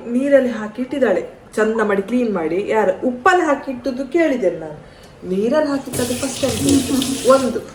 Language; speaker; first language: Kannada; non-native, local second language; Konkani